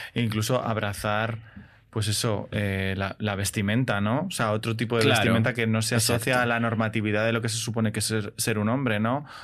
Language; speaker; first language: Spanish; native; Spanish